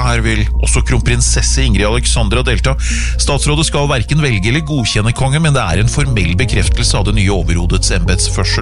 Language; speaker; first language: Norwegian; native; Norwegian